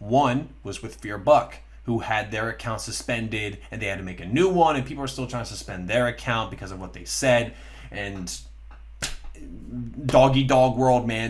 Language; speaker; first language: English; native; English